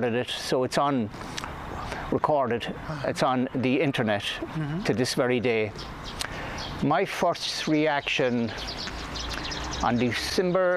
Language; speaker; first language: English; native; English